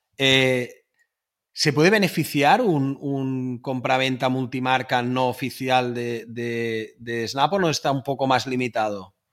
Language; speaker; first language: Spanish; native; Spanish